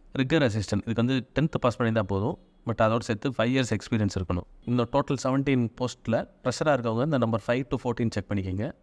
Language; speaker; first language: Tamil; native; Tamil